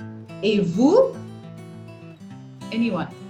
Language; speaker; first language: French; non-native, fluent; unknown